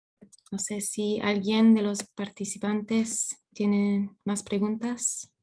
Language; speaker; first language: Spanish; non-native, fluent; English